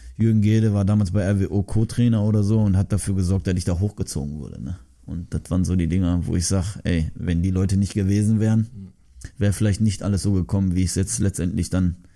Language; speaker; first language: German; early bilingual, other home language; Turkish